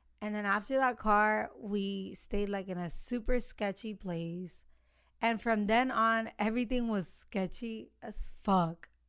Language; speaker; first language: English; early bilingual, other home language; Spanish